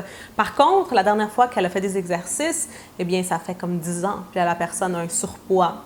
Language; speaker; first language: French; native; French